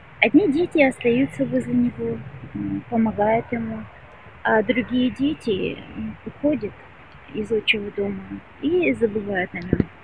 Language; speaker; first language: Russian; non-native, local second language; Kazakh